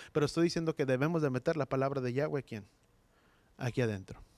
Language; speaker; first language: Spanish; native; Spanish